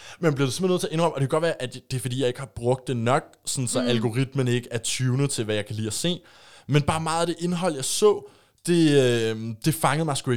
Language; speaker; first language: Danish; native; Danish